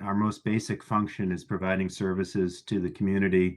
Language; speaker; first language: English; native; English